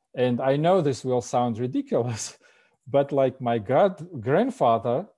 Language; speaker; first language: English; non-native, fluent; Russian